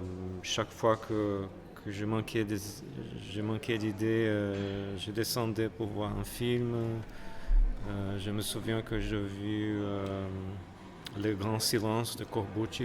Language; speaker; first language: French; non-native, fluent; Portuguese